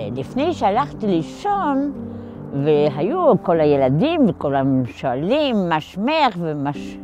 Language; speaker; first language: Hebrew; non-native, fluent; Polish